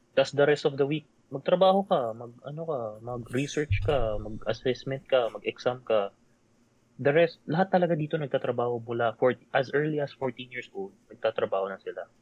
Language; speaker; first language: Filipino; native; Filipino